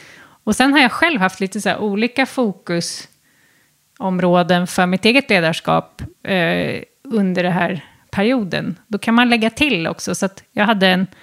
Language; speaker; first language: Swedish; native; Swedish